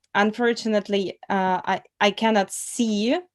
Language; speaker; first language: English; non-native, fluent; Russian